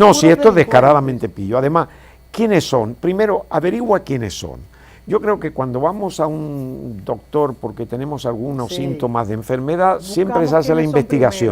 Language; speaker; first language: Spanish; native; Spanish